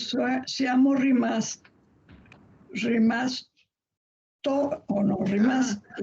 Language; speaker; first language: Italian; non-native, learner; Spanish